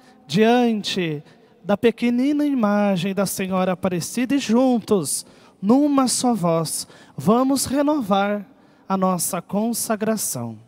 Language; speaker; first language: Portuguese; native; Portuguese